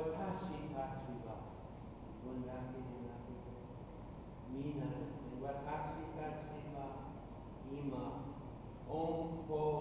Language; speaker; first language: Japanese; non-native, fluent; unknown